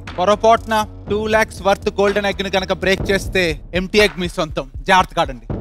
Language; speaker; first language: Telugu; native; Telugu